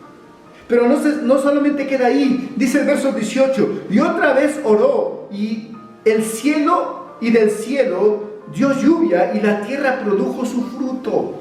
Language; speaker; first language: Spanish; native; Spanish